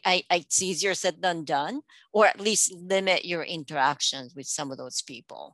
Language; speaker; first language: English; non-native, local second language; Japanese